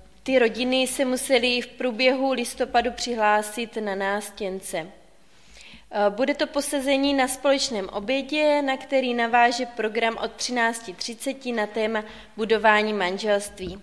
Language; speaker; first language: Czech; native; Czech